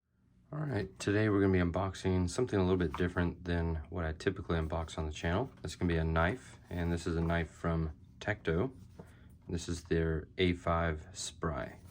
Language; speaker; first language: English; native; English